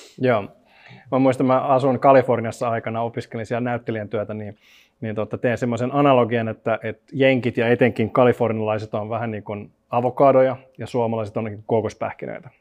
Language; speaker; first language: Finnish; non-native, local second language; Swedish